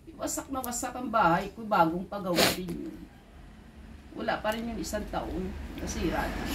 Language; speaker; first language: Filipino; non-native, local second language; Hiligaynon